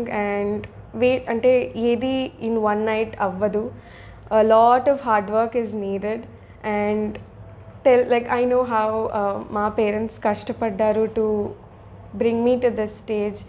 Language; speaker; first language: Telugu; early bilingual, heritage; Telugu